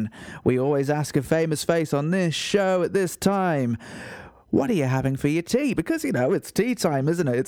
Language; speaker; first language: English; native; English